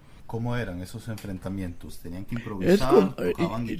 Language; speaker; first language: Spanish; native; Spanish